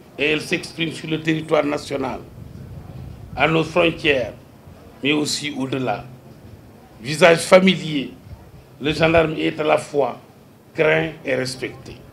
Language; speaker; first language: French; non-native, local second language; Wolof